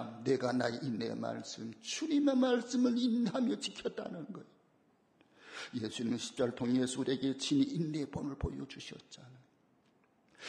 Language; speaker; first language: Korean; native; Korean